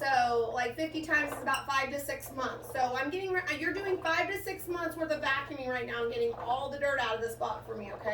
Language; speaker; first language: English; native; English